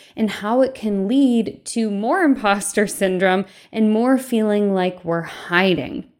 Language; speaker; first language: English; early bilingual, other home language; Filipino